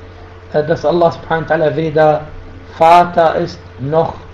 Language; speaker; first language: German; non-native, fluent; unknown